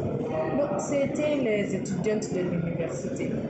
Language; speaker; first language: French; non-native, learner; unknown